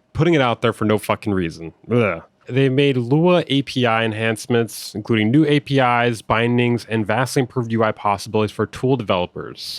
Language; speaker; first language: English; native; English